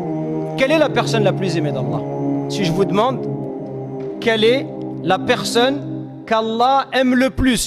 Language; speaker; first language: French; native; French